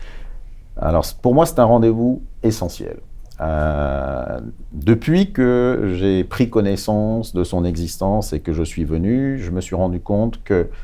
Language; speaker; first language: French; native; French